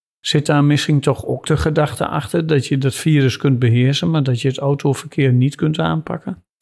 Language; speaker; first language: Dutch; native; Dutch